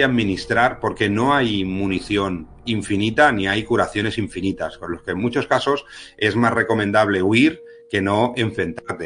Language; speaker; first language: Spanish; native; Spanish